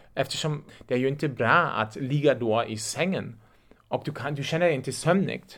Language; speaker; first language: Swedish; non-native, fluent; German